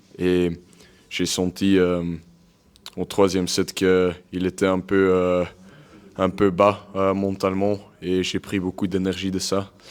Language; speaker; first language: French; non-native, local second language; Dutch